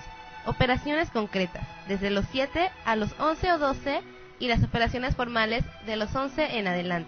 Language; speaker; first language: Spanish; native; Spanish